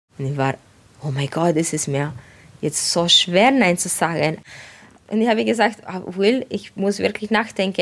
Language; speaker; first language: German; non-native, fluent; Romanian